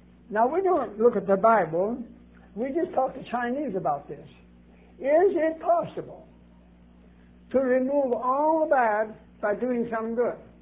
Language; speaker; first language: English; native; English